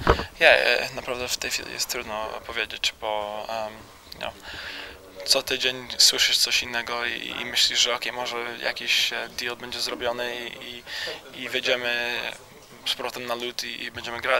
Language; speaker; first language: Polish; early bilingual, heritage; Polish